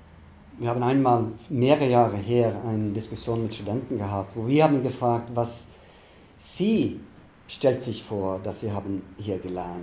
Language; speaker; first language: German; non-native, fluent; Norwegian